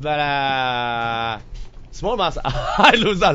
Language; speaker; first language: English; non-native, learner; Japanese